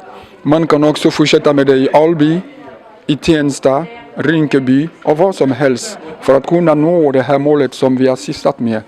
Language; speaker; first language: Swedish; non-native, fluent; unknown